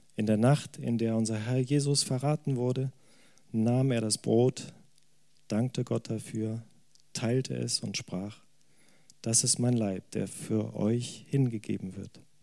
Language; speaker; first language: German; native; German